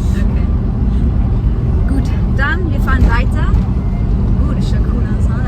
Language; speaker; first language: German; native; German